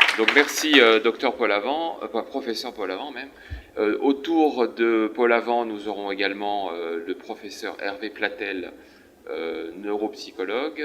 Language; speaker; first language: French; native; French